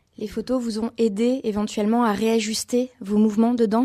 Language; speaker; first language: French; native; French